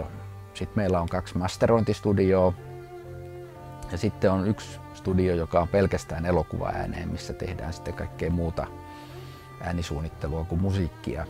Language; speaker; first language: Finnish; native; Finnish